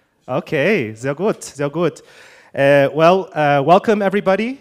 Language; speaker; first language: German; non-native, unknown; English